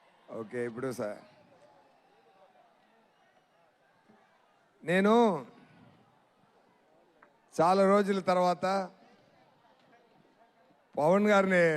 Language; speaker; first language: Telugu; non-native, local second language; Tamil